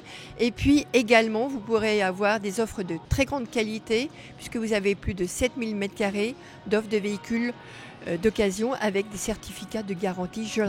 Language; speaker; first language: French; native; French